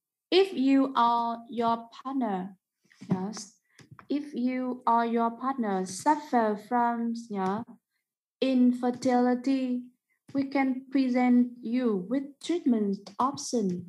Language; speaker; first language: English; non-native, fluent; Vietnamese